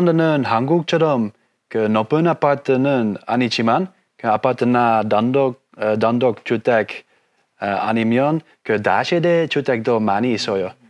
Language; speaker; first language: Korean; non-native, learner; Dutch